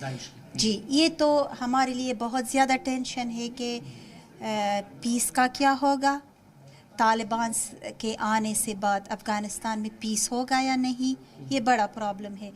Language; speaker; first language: Hindi; non-native, fluent; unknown